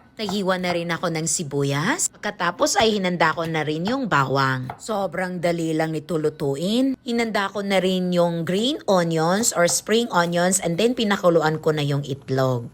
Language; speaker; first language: Filipino; non-native, local second language; Cebuano